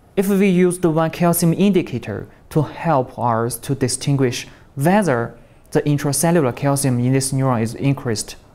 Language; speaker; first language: English; non-native, learner; Chinese